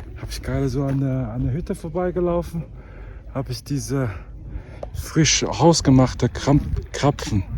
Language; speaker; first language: German; non-native, learner; Chinese